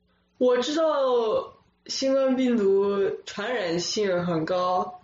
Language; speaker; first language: Chinese; early bilingual, other home language; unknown